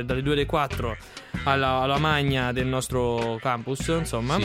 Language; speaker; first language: Italian; native; Italian